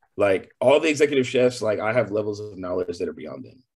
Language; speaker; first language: English; native; English